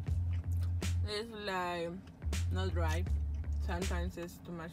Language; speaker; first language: English; non-native, learner; Spanish